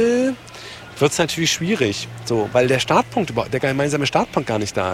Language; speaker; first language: German; native; German